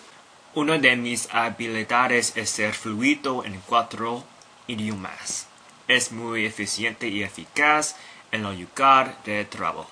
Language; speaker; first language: Spanish; non-native, learner; English